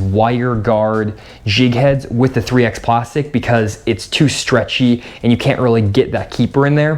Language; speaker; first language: English; native; English